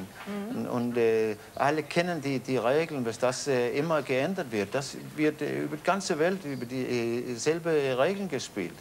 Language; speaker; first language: German; non-native, fluent; Danish